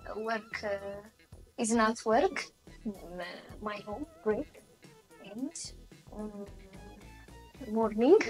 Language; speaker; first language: English; non-native, learner; Amharic